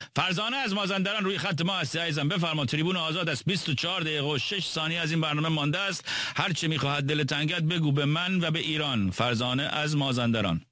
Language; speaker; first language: Persian; native; Persian